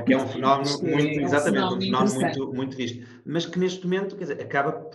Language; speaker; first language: Portuguese; native; Portuguese